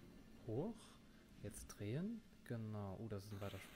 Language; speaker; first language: German; native; German